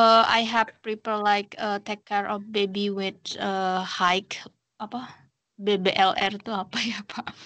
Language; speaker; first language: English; non-native, learner; Indonesian